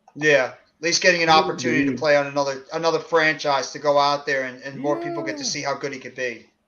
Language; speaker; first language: English; native; English